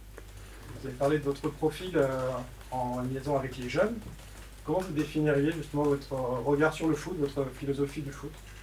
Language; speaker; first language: French; native; French